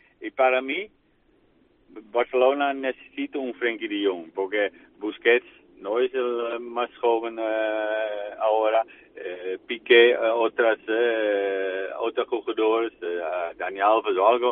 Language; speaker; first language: Spanish; non-native, fluent; Dutch